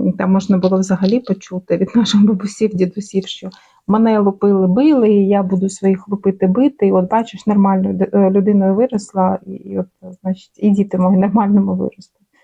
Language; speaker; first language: Ukrainian; non-native, local second language; Russian